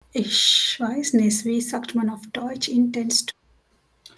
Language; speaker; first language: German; non-native, learner; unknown